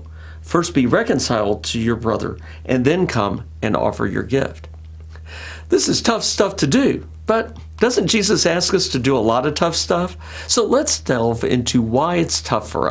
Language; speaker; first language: English; native; English